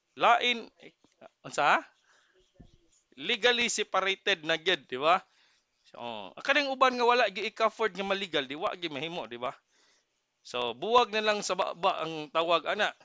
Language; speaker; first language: Cebuano; native; Cebuano